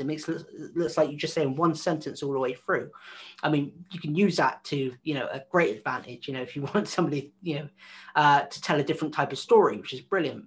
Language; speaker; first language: English; native; English